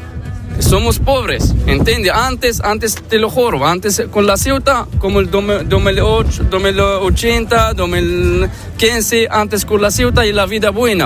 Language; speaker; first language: Spanish; non-native, learner; Arabic